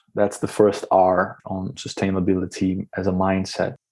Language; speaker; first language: English; non-native, fluent; Portuguese